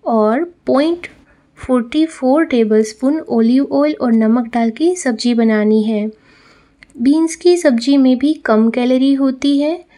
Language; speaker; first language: Hindi; non-native, local second language; Gujarati